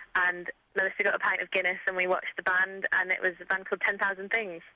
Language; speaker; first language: English; native; English